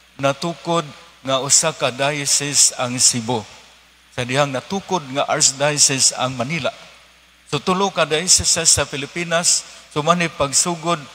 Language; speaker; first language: Cebuano; native; Cebuano